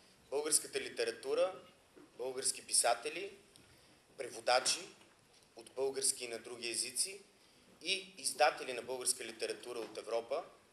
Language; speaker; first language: Bulgarian; native; Bulgarian